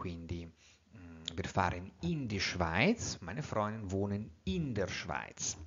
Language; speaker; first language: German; non-native, fluent; Italian